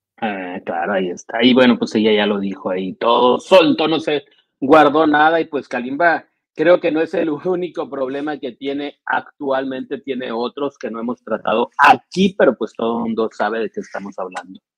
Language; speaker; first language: Spanish; native; Spanish